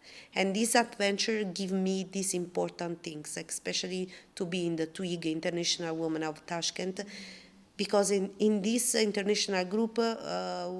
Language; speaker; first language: English; non-native, learner; Italian